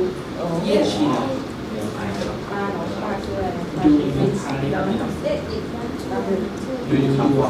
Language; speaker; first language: English; non-native, learner; Thai